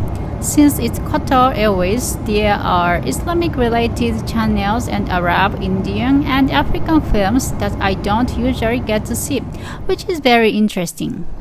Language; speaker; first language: English; non-native, learner; Japanese